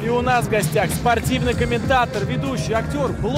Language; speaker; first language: Russian; native; Russian